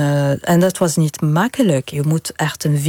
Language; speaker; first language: Dutch; non-native, fluent; Arabic